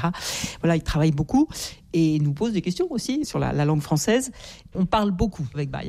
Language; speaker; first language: French; native; French